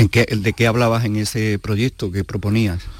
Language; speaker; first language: Spanish; native; Spanish